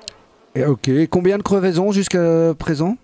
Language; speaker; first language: French; native; French